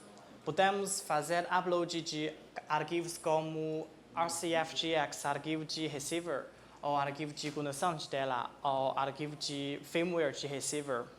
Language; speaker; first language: Portuguese; non-native, fluent; Chinese